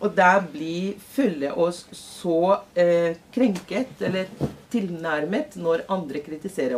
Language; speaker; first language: Norwegian; non-native, fluent; Portuguese